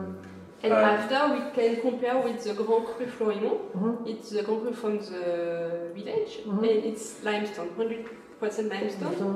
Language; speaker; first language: English; non-native, learner; French